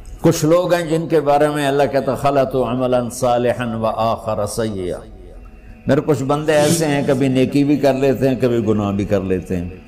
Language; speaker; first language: Urdu; non-native, local second language; Punjabi